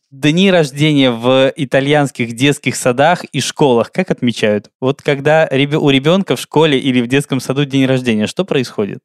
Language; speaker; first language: Russian; native; Russian